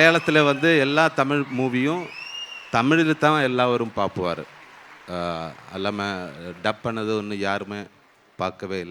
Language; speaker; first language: Tamil; non-native, learner; Malayalam